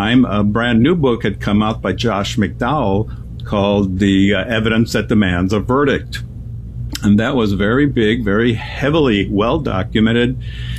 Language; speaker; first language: English; non-native, local second language; German